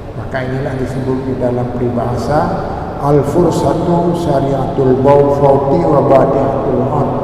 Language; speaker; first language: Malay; non-native, local second language; Achinese